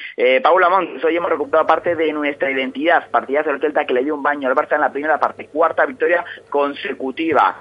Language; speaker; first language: Spanish; native; Spanish